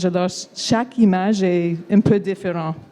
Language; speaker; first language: French; non-native, local second language; English